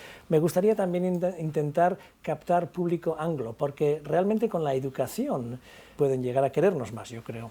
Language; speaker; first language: Spanish; native; Spanish